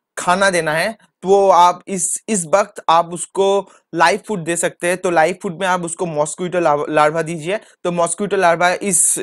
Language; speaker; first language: Hindi; non-native, local second language; Bangla